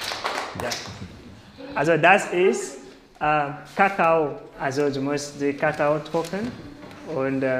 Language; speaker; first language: German; non-native, learner; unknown